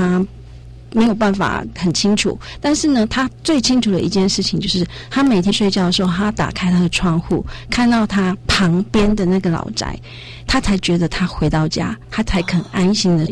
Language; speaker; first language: Chinese; native; Chinese